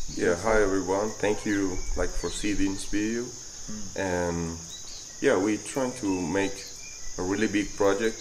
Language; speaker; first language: English; non-native, fluent; Spanish